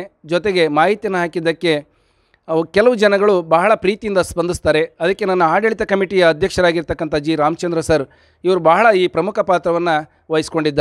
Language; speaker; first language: Kannada; native; Kannada